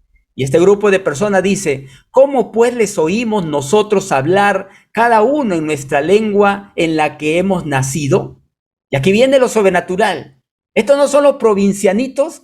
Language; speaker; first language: Spanish; native; Spanish